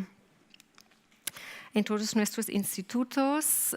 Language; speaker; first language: Spanish; non-native, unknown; German